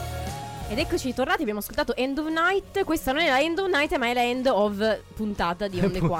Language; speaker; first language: Italian; native; Italian